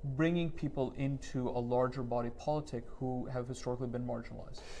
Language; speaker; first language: English; native; English